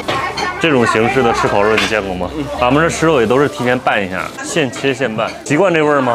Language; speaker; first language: Chinese; native; Chinese